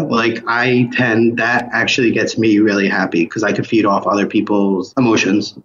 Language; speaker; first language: English; native; English